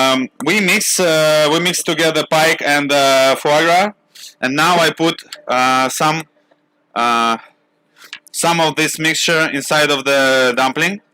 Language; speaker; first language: English; non-native, learner; Russian